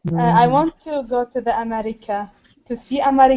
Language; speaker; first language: English; non-native, learner; Arabic